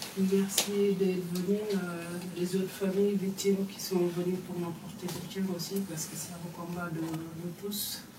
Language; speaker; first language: French; non-native, fluent; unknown